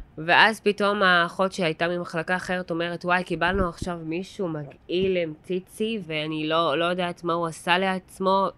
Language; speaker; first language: Hebrew; non-native, local second language; Arabic